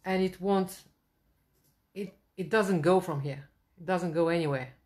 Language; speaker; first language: English; non-native, fluent; Romanian